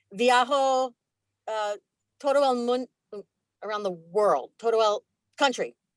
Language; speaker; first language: Spanish; non-native, learner; English